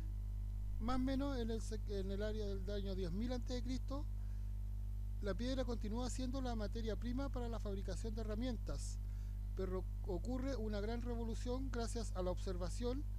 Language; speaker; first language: Spanish; native; Spanish